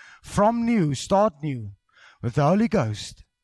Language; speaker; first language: English; non-native, local second language; Afrikaans